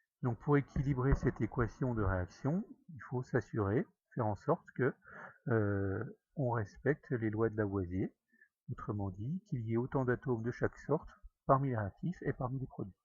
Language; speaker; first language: French; native; French